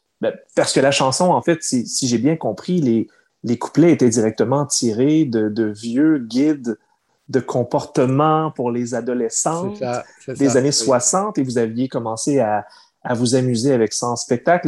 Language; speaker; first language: French; native; French